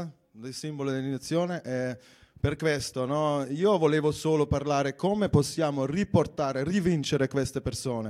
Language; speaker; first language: Italian; non-native, fluent; German